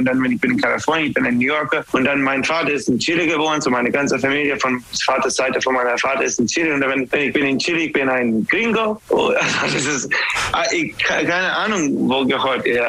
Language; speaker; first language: German; non-native, learner; English